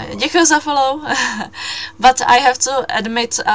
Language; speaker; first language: English; non-native, fluent; Czech